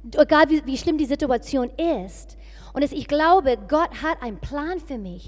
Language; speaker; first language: German; non-native, fluent; English